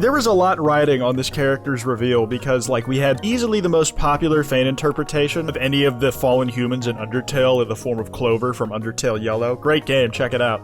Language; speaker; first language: English; native; English